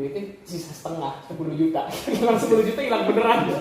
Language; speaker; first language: Indonesian; native; Indonesian